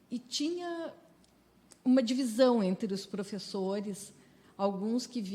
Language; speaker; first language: Portuguese; native; Portuguese